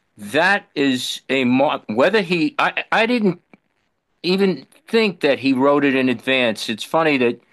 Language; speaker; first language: English; native; English